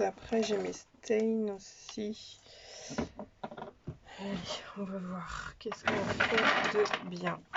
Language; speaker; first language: French; native; French